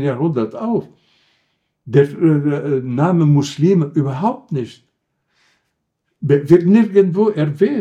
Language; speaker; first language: German; non-native, fluent; Arabic